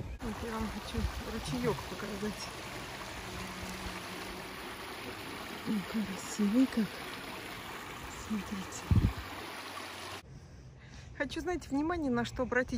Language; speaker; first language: Russian; native; Russian